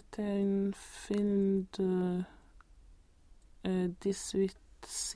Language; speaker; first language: French; non-native, learner; Swedish